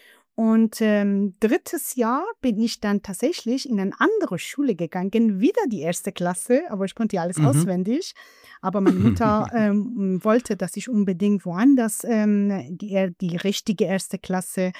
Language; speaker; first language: German; non-native, fluent; Persian